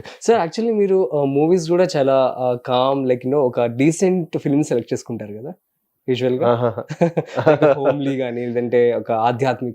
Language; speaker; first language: Telugu; native; Telugu